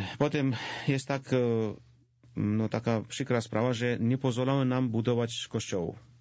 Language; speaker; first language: Polish; non-native, fluent; Georgian